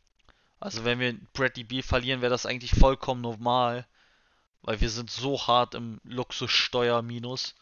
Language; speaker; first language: German; native; German